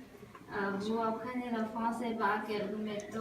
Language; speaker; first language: French; non-native, learner; Chinese